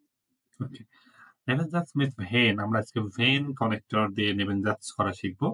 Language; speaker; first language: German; non-native, learner; Bangla